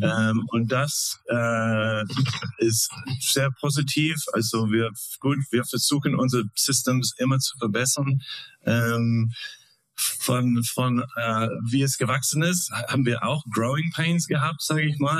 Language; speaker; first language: German; non-native, fluent; English